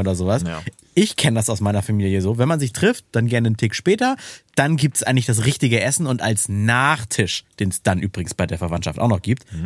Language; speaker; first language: German; native; German